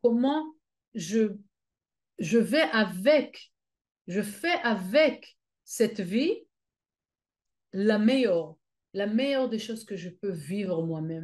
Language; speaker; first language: French; non-native, fluent; Hebrew